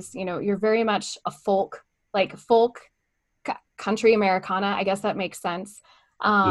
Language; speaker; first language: English; native; English